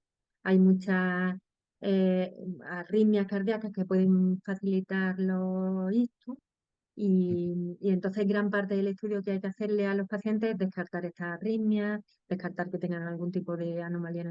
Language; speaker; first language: Spanish; native; Spanish